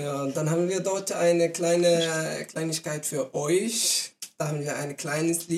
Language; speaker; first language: German; non-native, learner; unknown